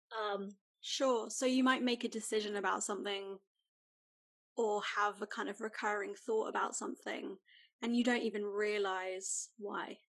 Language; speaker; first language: English; native; English